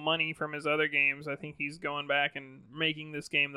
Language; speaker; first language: English; native; English